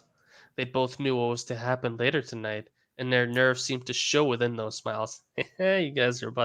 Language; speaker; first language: English; native; English